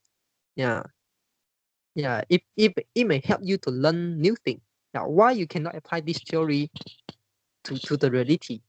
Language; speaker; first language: English; non-native, fluent; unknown